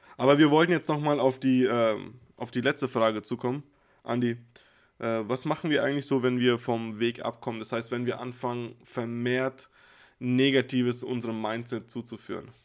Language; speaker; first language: German; native; German